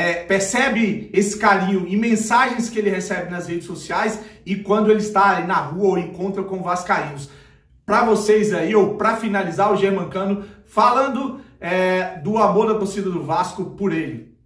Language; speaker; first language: Portuguese; native; Portuguese